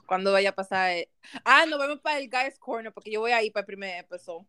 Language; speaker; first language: Spanish; early bilingual, heritage; Spanish